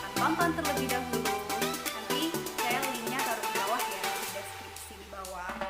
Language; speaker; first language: Indonesian; non-native, local second language; Madurese